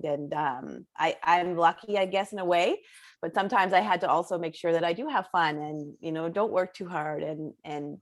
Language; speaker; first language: English; native; English